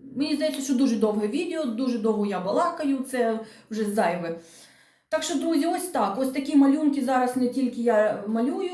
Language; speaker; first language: Ukrainian; non-native, local second language; Russian